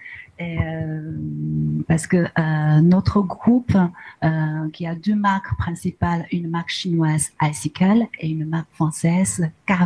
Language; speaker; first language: French; non-native, learner; Chinese